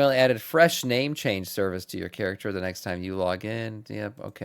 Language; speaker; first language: English; native; English